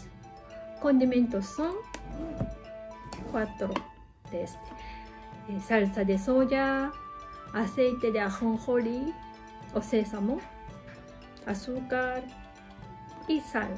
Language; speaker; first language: Spanish; non-native, learner; Japanese